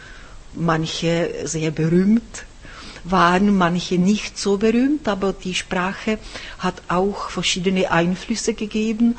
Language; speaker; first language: German; non-native, fluent; Czech